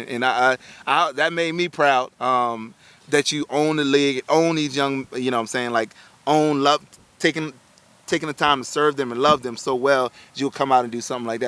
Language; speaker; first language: English; native; English